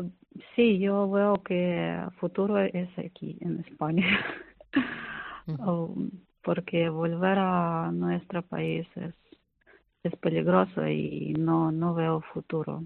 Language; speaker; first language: Spanish; non-native, learner; Ukrainian